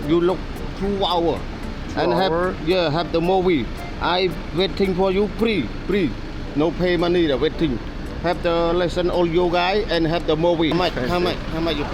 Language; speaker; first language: English; non-native, learner; Khmer